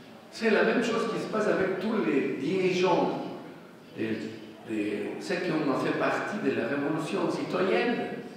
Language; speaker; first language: French; non-native, fluent; Spanish